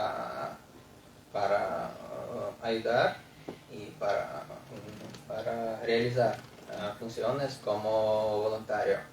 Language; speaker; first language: Spanish; non-native, fluent; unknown